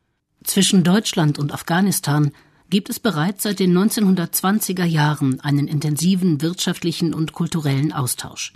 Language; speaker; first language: German; native; German